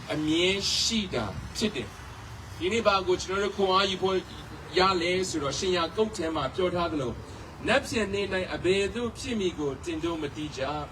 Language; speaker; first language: Burmese; non-native, local second language; Kachin